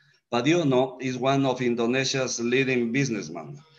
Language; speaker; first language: English; non-native, fluent; Spanish